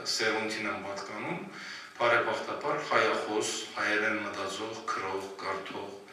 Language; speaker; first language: Armenian; early bilingual, heritage; Armenian